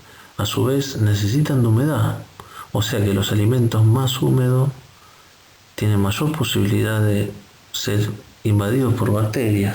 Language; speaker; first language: Spanish; native; Spanish